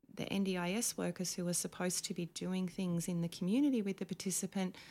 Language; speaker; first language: English; native; English